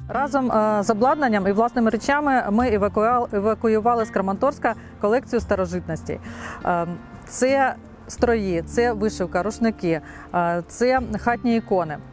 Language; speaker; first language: Ukrainian; native; Ukrainian